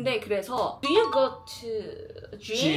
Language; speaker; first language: English; non-native, learner; Korean